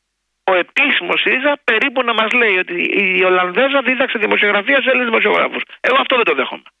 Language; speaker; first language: Greek; native; Greek